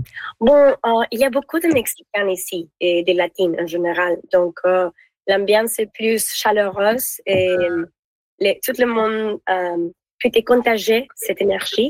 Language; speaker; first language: French; non-native, learner; Spanish